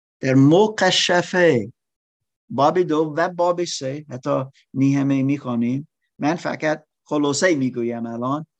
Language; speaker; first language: Persian; non-native, learner; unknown